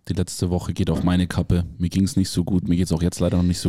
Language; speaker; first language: German; native; German